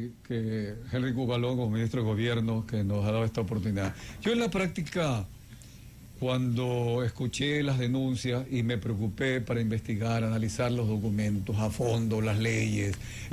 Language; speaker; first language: Spanish; native; Spanish